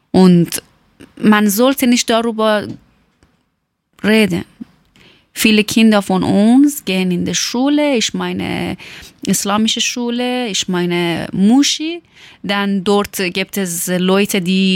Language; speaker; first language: German; non-native, learner; Persian